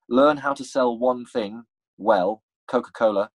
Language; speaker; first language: English; native; English